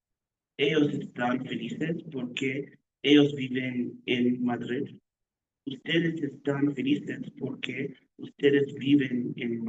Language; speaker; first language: Spanish; non-native, learner; English